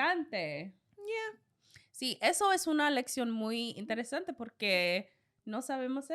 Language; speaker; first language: Spanish; non-native, learner; English